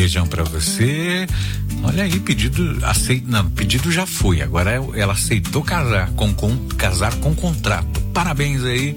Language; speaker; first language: Portuguese; native; Portuguese